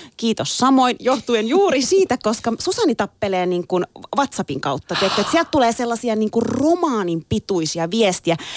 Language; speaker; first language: Finnish; early bilingual, other home language; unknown